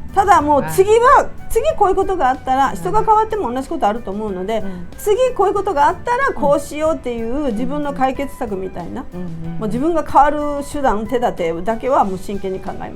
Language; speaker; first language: Japanese; native; Japanese